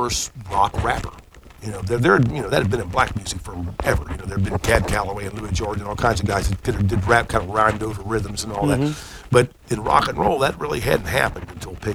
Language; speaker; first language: English; native; English